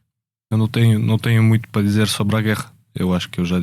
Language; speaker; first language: Portuguese; early bilingual, other home language; Ukrainian